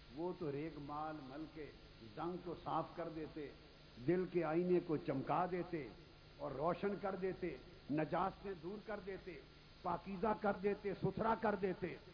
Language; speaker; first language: Urdu; non-native, local second language; Punjabi